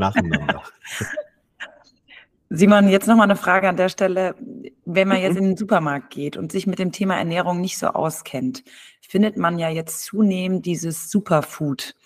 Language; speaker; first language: German; native; German